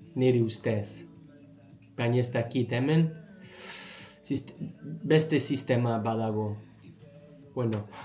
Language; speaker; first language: Basque; non-native, learner; English